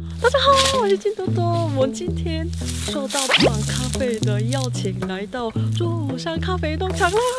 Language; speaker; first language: Chinese; non-native, fluent; Korean